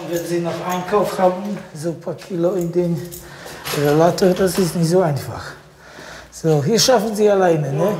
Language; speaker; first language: German; non-native, fluent; Polish